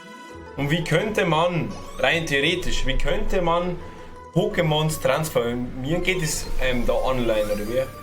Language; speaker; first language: German; native; German